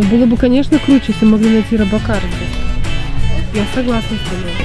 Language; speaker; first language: Russian; native; Russian